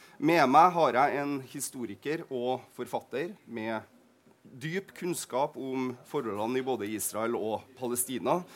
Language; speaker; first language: Norwegian; native; Norwegian